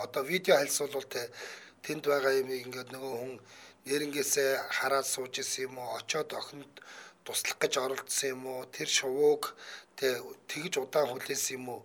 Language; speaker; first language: Mongolian; native; Mongolian